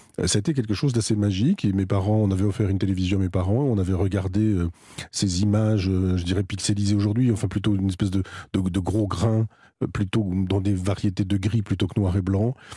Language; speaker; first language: French; native; French